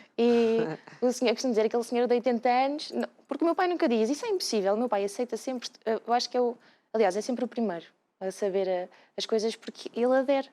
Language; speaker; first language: Portuguese; native; Portuguese